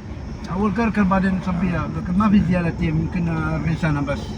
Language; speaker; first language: Arabic; non-native, learner; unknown